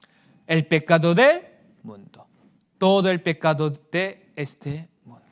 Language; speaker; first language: Spanish; non-native, fluent; Korean